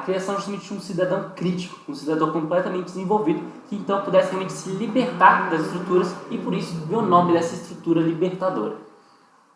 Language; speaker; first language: Portuguese; native; Portuguese